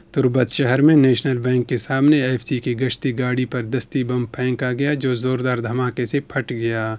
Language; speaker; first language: Urdu; non-native, local second language; Baluchi